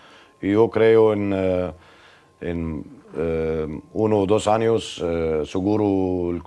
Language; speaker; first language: Spanish; non-native, learner; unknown